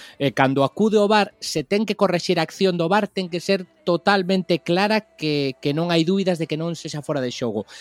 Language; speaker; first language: Galician; native; Galician